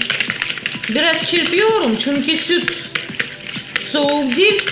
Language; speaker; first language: Turkish; non-native, learner; Russian